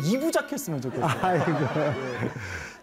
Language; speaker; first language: Korean; native; Korean